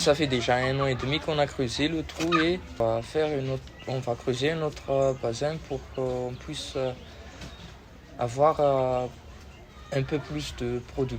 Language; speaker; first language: French; non-native, local second language; Malagasy